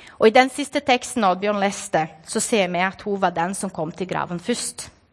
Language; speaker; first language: Norwegian; non-native, fluent; Portuguese